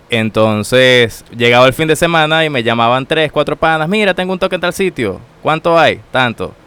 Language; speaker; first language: Spanish; native; Spanish